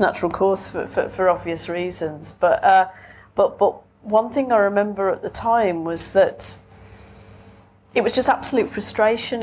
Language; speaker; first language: English; native; English